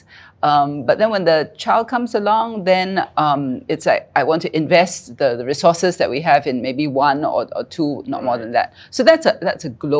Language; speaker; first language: English; native; English